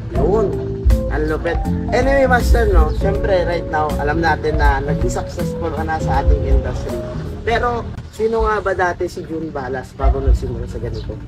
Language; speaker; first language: Filipino; native; Filipino